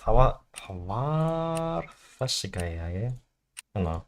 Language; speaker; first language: Icelandic; non-native, learner; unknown